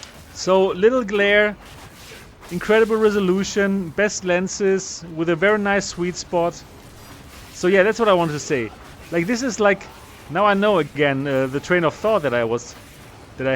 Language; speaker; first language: English; non-native, fluent; German